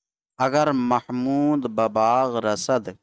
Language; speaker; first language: Persian; non-native, fluent; Urdu